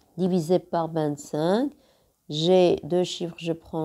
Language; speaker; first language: French; non-native, local second language; Arabic